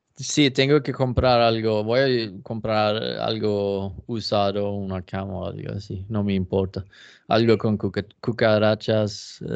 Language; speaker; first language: Spanish; non-native, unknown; Swedish